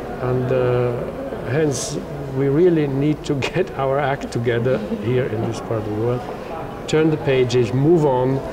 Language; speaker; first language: English; non-native, fluent; German